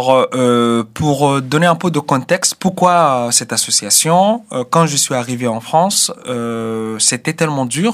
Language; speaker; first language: French; non-native, fluent; Arabic